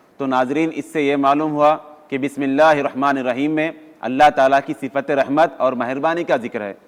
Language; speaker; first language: Urdu; native; Urdu